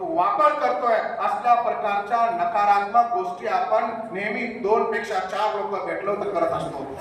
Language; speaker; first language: Marathi; non-native, local second language; Lambadi